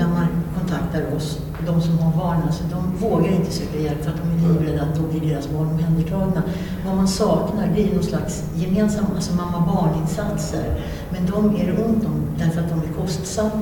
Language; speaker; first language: Swedish; native; Swedish